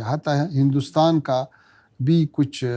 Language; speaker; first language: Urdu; non-native, fluent; Pashto